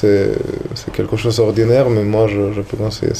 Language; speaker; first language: French; non-native, learner; Russian